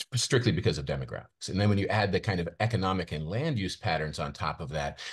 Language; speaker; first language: English; native; English